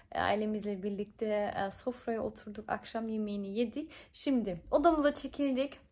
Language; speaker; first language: Turkish; early bilingual, heritage; Turkish